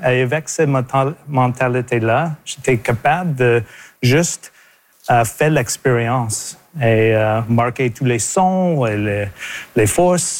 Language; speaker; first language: French; non-native, local second language; English